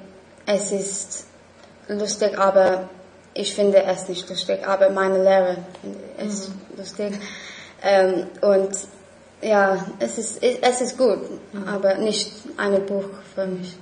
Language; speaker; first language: German; non-native, learner; English